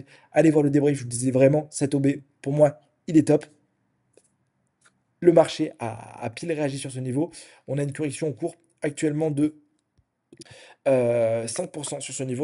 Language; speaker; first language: French; native; French